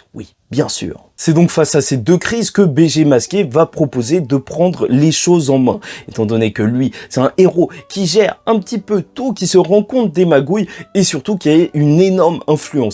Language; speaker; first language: French; native; French